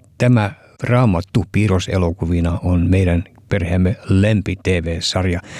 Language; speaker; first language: Finnish; early bilingual, heritage; Finnish